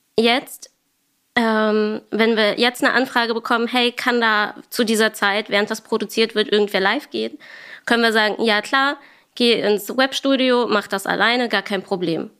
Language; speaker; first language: German; native; German